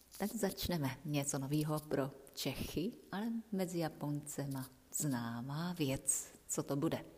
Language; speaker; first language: Czech; non-native, fluent; Japanese